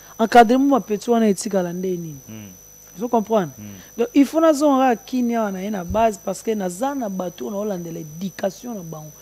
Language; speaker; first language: Lingala; native; Lingala